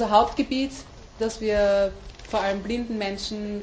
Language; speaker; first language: German; native; German